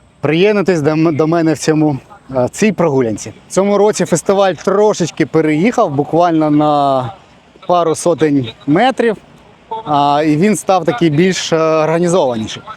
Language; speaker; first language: Ukrainian; native; Ukrainian